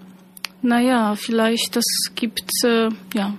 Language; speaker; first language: German; non-native, fluent; Polish